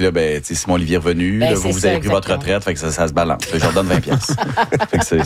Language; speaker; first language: French; native; French